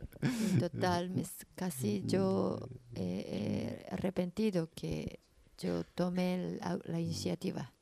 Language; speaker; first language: Spanish; non-native, learner; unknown